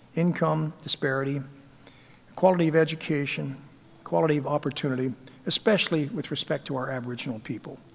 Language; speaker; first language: English; native; English